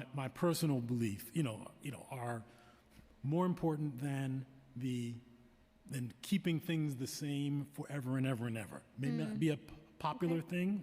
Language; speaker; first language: English; native; English